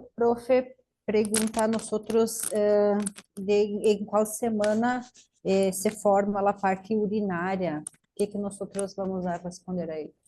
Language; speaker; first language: Spanish; non-native, learner; Portuguese